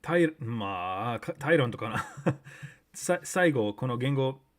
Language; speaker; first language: Japanese; early bilingual, other home language; English